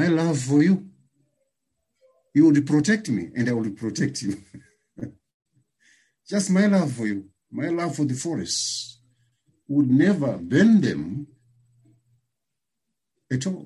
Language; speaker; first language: English; non-native, local second language; Shona